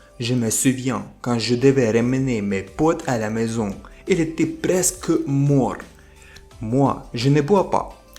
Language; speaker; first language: French; non-native, fluent; Ukrainian